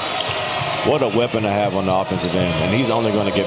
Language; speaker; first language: English; native; English